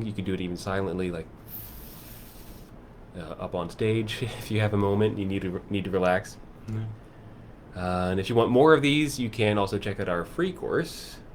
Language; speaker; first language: English; native; English